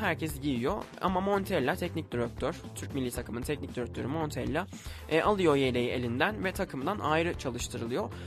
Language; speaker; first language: Turkish; native; Turkish